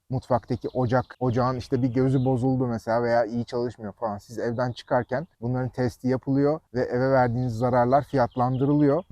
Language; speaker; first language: Turkish; native; Turkish